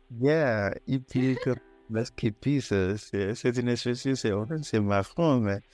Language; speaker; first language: French; non-native, fluent; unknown